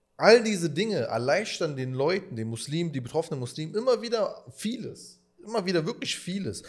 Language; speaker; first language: German; early bilingual, other home language; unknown